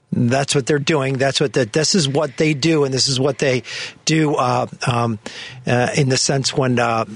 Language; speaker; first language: English; native; English